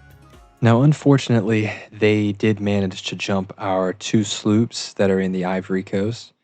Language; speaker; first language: English; native; English